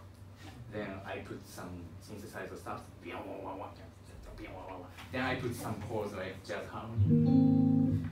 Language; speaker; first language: English; non-native, learner; Japanese